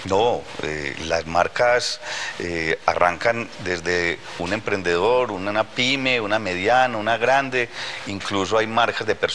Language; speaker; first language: Spanish; native; Spanish